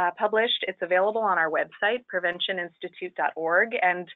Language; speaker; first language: English; native; English